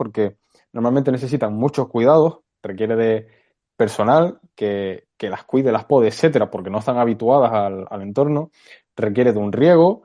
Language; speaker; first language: Spanish; native; Spanish